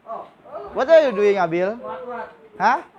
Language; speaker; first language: English; non-native, learner; Indonesian